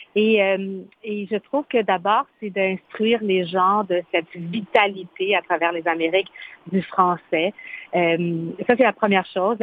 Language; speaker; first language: French; early bilingual, other home language; Spanish